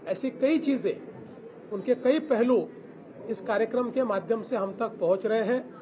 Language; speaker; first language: Hindi; non-native, local second language; Marathi